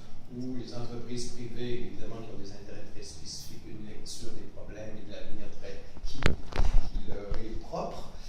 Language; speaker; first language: French; native; French